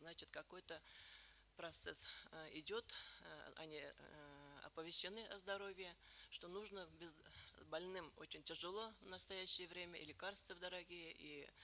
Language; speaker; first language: Russian; native; Russian